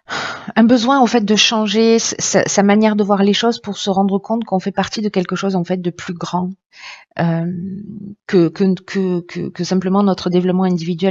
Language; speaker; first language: French; native; French